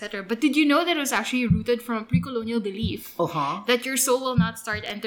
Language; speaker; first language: English; non-native, local second language; Filipino